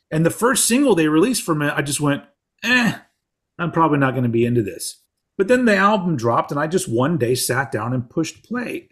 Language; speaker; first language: English; native; English